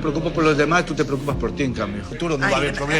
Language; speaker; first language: Spanish; native; Spanish